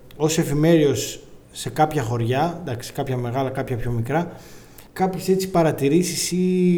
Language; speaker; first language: Greek; native; Greek